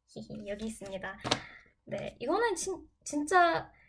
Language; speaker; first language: Korean; non-native, learner; English